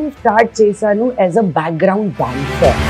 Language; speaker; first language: Telugu; non-native, local second language; Hindi